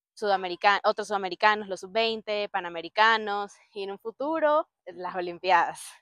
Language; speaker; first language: Spanish; native; Spanish